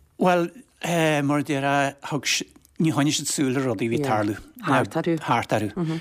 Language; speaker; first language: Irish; native; Irish